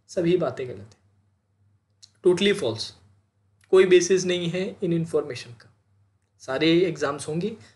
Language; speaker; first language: Hindi; native; Hindi